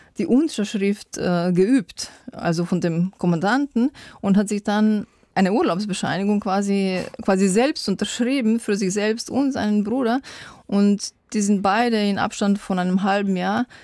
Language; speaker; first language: German; non-native, fluent; Slovenian